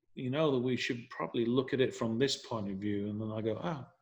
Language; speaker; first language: English; native; English